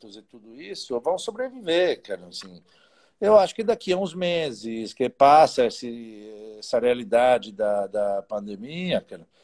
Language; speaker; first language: Portuguese; non-native, fluent; Italian